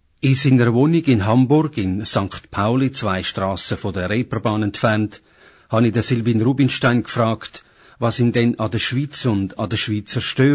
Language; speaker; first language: German; native; German